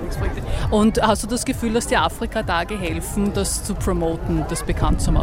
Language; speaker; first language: German; native; German